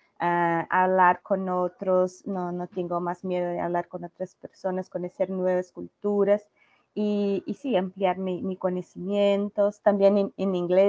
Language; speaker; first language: Spanish; non-native, learner; Portuguese